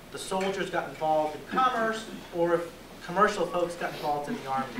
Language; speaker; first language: English; native; English